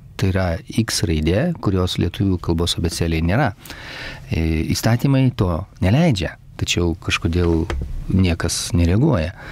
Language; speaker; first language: Lithuanian; native; Lithuanian